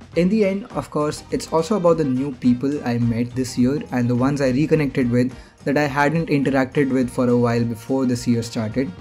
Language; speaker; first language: English; non-native, local second language; Hindi